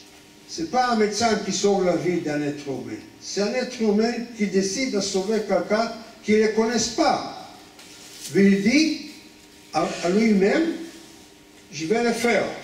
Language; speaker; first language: French; non-native, fluent; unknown